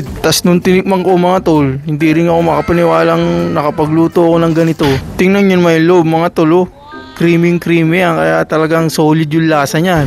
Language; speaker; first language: Filipino; native; Filipino